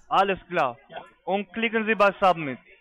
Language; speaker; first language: German; non-native, fluent; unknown